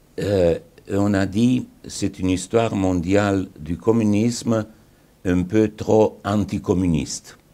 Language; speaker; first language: French; non-native, fluent; Romanian